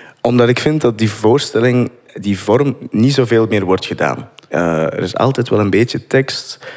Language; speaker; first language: Dutch; native; Dutch